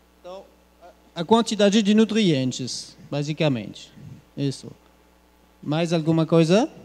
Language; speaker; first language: Portuguese; non-native, fluent; French